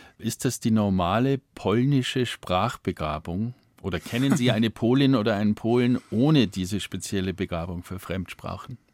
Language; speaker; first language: German; native; German